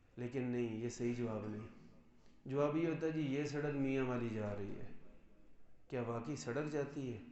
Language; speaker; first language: Urdu; non-native, local second language; Punjabi